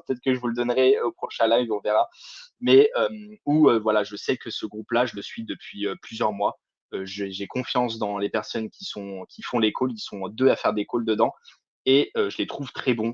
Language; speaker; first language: French; native; French